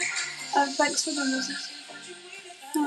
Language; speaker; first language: English; native; English